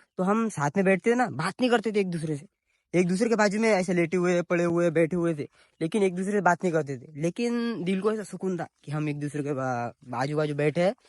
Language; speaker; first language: Hindi; non-native, local second language; Marathi